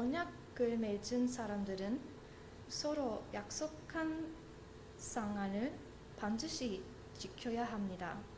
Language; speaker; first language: Korean; non-native, learner; English